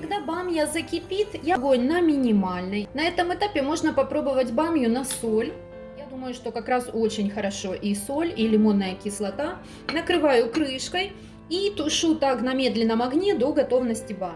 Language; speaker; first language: Russian; native; Russian